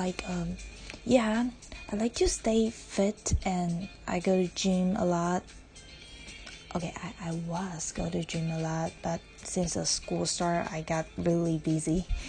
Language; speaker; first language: English; non-native, learner; Chinese